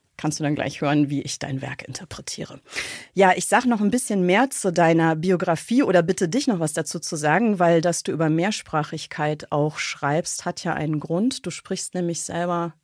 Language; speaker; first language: German; early bilingual, other home language; Russian